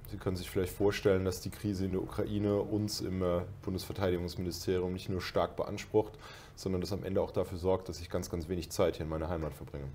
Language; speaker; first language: German; native; German